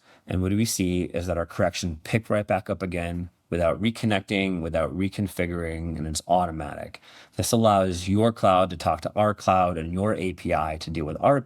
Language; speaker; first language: English; native; English